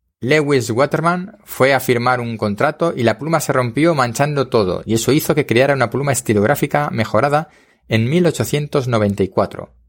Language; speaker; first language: Spanish; native; Spanish